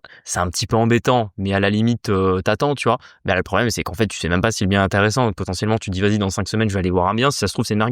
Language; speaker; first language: French; native; French